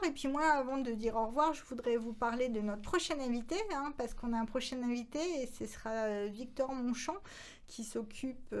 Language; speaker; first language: French; native; French